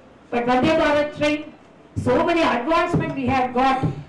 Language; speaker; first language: English; non-native, local second language; Tamil